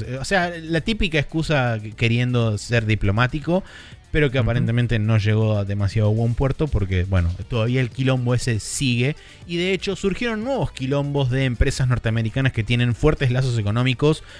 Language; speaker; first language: Spanish; native; Spanish